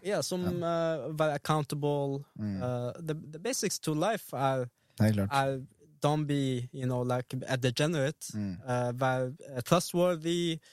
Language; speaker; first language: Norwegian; early bilingual, other home language; Arabic